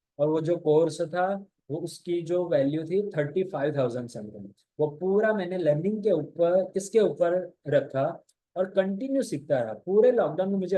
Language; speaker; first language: Hindi; non-native, local second language; Gujarati